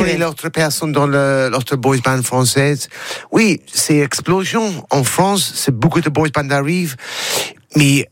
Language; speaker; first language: French; non-native, learner; English